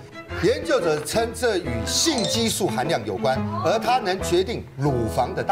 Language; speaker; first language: Chinese; native; Chinese